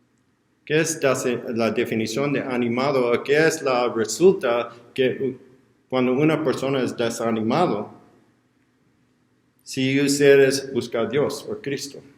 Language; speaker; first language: Spanish; non-native, learner; English